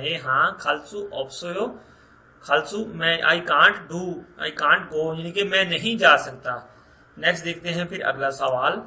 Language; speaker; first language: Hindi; non-native, local second language; Punjabi